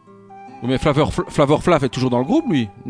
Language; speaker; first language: French; native; French